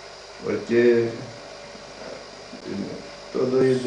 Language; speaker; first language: Spanish; non-native, learner; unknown